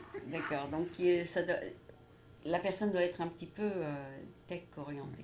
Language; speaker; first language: French; native; French